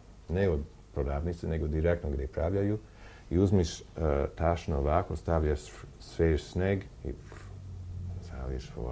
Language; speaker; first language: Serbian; non-native, learner; English